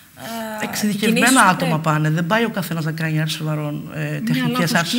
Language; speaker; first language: Greek; native; Greek